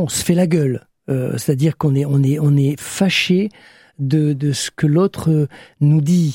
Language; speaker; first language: French; native; French